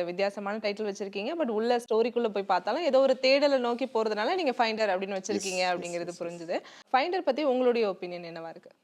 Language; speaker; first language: Tamil; native; Tamil